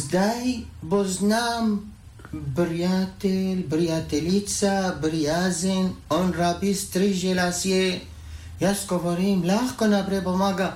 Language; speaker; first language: Slovenian; non-native, learner; Arabic